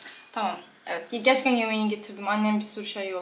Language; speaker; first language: Turkish; native; Turkish